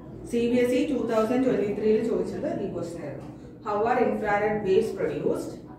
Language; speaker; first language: English; non-native, local second language; Malayalam